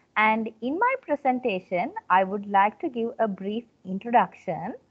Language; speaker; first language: English; non-native, local second language; Sinhala